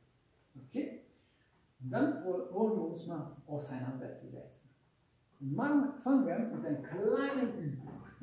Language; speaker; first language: German; non-native, fluent; Hungarian